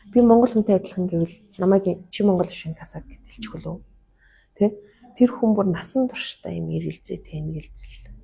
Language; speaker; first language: Mongolian; non-native, local second language; Kazakh